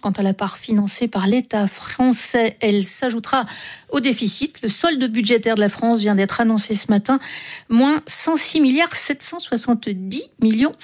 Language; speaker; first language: French; native; French